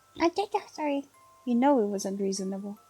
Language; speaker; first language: English; native; English